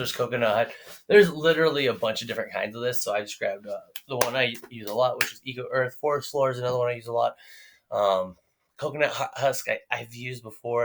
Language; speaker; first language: English; native; English